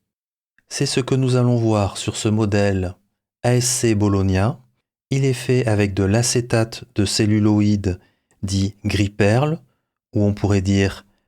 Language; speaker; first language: French; native; French